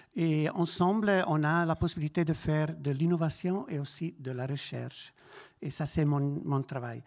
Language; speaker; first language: French; non-native, local second language; German